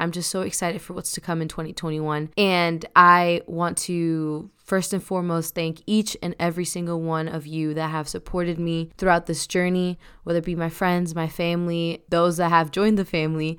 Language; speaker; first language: English; early bilingual, other home language; Spanish